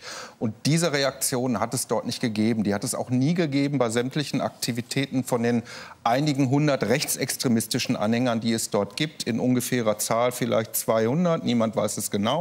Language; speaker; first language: German; native; German